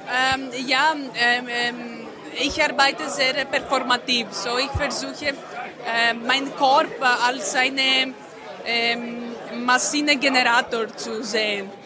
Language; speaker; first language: German; non-native, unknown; Greek